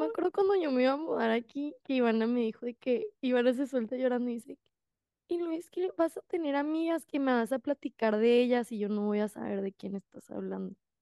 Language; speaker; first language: Spanish; early bilingual, heritage; Spanish